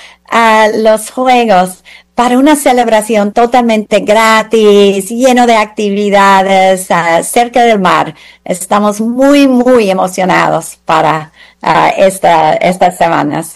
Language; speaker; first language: Spanish; non-native, fluent; English